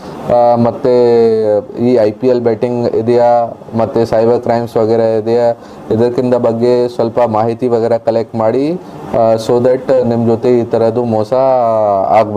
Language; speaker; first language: Kannada; non-native, local second language; Hindi